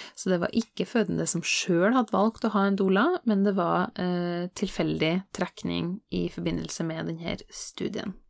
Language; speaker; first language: Norwegian; native; Norwegian